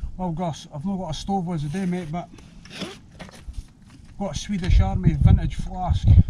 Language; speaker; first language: English; native; English